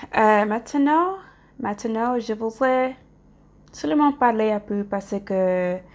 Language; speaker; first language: French; non-native, learner; English